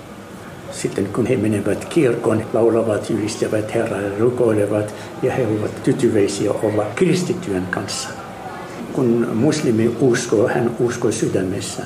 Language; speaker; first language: Finnish; non-native, fluent; Arabic